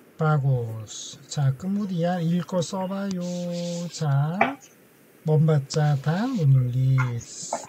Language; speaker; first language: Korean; native; Korean